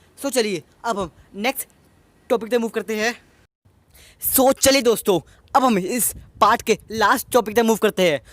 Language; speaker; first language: Hindi; native; Hindi